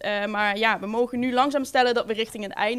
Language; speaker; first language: Dutch; native; Dutch